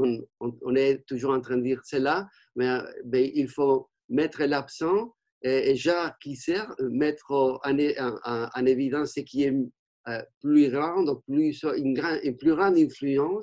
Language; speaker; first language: French; non-native, fluent; Spanish